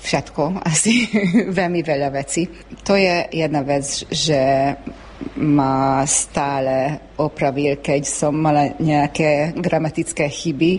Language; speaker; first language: Slovak; early bilingual, heritage; Slovak